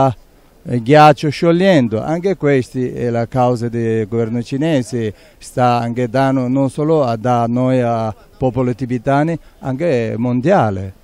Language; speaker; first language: Italian; non-native, learner; Tibetan